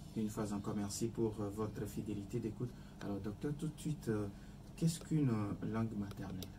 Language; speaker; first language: French; non-native, local second language; Ewe